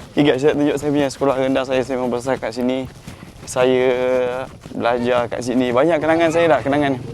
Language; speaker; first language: Malay; native; Malay